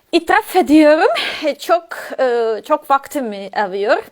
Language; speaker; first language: Turkish; non-native, learner; Serbian